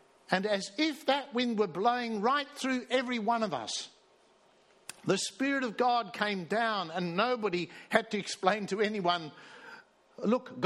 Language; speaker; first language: English; native; English